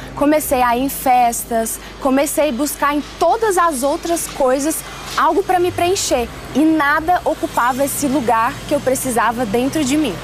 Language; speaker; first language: Portuguese; early bilingual, other home language; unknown